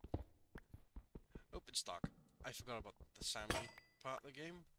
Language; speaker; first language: English; native; English